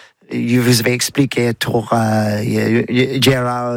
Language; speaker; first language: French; non-native, learner; English